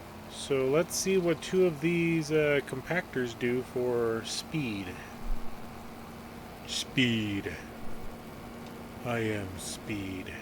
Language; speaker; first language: English; native; English